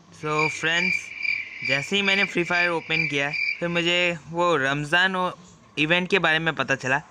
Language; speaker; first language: Hindi; native; Hindi